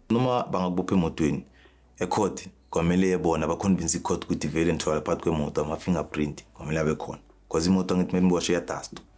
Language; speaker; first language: Zulu; native; Zulu